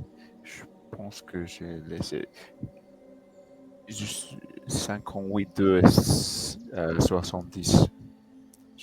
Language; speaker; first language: French; non-native, learner; English